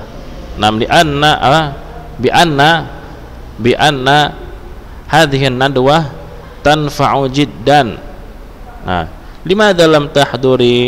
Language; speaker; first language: Arabic; non-native, fluent; Indonesian